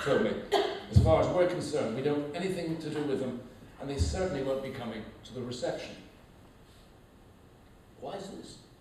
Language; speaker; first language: English; native; English